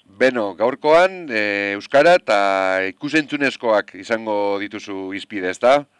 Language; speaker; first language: Basque; native; Basque